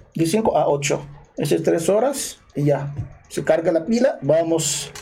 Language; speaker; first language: Spanish; non-native, fluent; Arabic